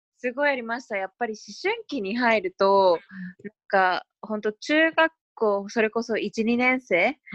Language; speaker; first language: Japanese; early bilingual, other home language; Spanish